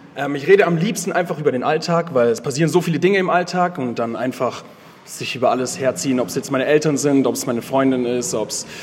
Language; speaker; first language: German; native; German